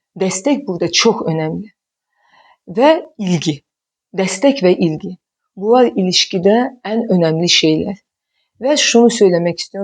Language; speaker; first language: Turkish; non-native, fluent; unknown